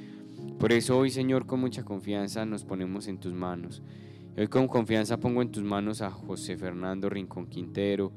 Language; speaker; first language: Spanish; native; Spanish